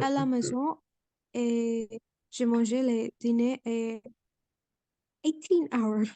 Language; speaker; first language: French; non-native, learner; English